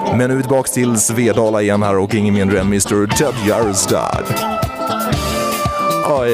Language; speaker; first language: Swedish; native; Swedish